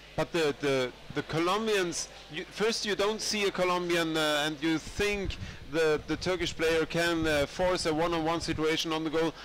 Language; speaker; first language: English; non-native, fluent; German